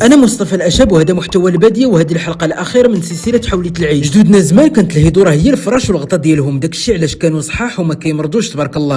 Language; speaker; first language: Arabic; native; Arabic